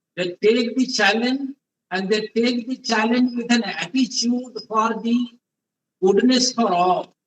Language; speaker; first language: English; non-native, local second language; Hindi